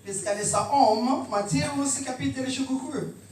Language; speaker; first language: Swedish; non-native, fluent; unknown